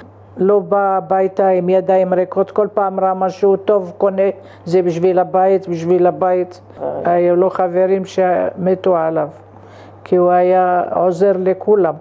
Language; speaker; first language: Hebrew; non-native, fluent; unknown